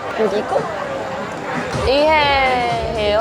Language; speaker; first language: Korean; non-native, learner; Vietnamese